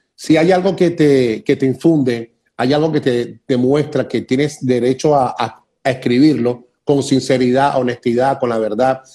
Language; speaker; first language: Spanish; native; Spanish